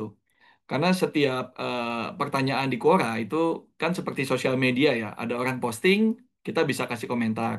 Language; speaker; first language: Indonesian; native; Indonesian